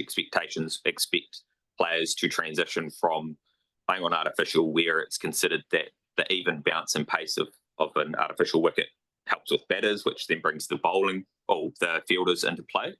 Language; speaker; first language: English; native; English